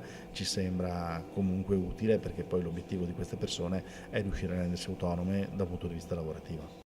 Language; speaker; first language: Italian; native; Italian